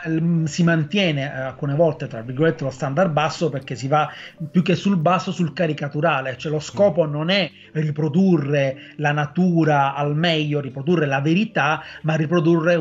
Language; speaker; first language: Italian; native; Italian